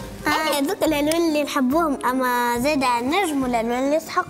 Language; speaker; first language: Arabic; native; Arabic